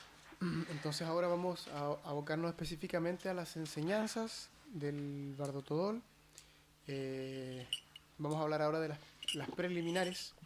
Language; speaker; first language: Spanish; native; Spanish